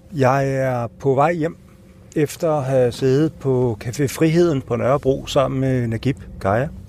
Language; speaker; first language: Danish; native; Danish